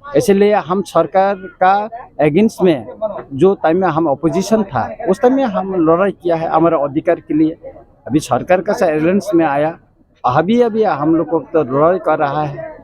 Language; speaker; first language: Hindi; non-native, local second language; Kok Borok